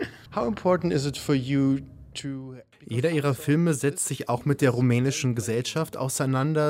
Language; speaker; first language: German; native; German